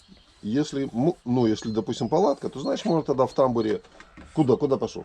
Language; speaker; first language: Russian; native; Russian